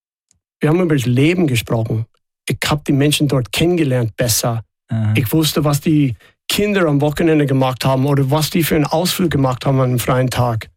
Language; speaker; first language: German; non-native, fluent; English